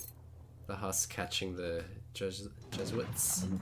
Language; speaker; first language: English; native; English